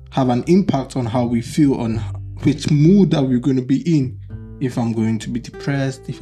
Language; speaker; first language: English; non-native, local second language; Akan